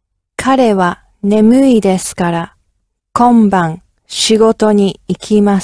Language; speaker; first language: Japanese; non-native, learner; English